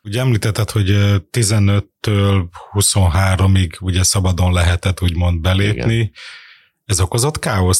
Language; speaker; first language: Hungarian; native; Hungarian